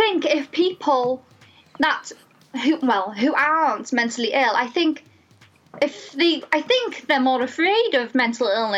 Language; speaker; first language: English; native; English